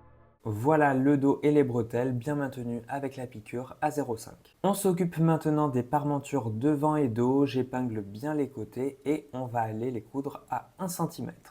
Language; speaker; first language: French; native; French